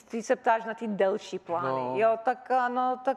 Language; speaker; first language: Czech; early bilingual, heritage; Czech